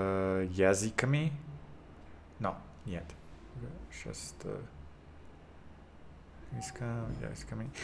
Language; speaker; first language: Russian; non-native, learner; English